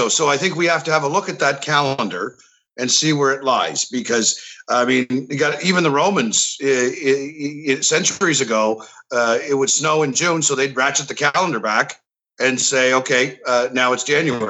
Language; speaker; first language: English; native; English